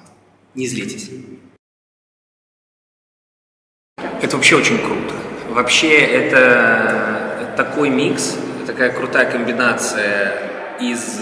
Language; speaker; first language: Russian; native; Russian